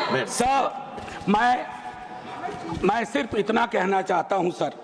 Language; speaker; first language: Hindi; native; Hindi